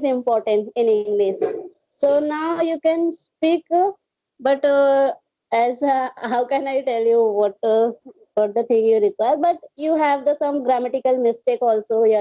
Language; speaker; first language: English; non-native, learner; Hindi